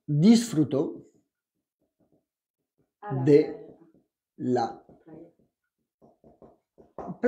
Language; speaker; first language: Spanish; non-native, fluent; French